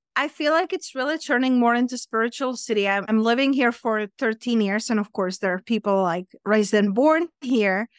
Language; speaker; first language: English; non-native, fluent; Czech